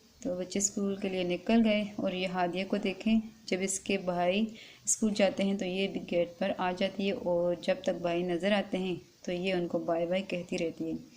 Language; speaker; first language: Urdu; non-native, local second language; Northern Hindko